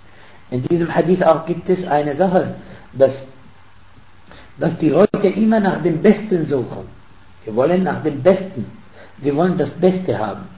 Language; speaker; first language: German; non-native, fluent; Arabic